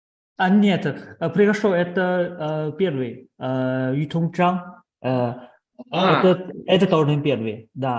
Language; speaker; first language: Russian; non-native, fluent; Chinese